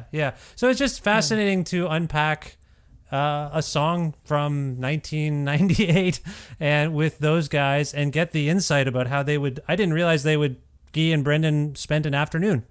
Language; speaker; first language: English; native; English